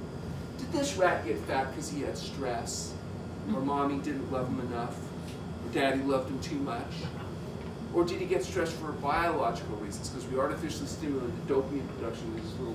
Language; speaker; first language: English; native; English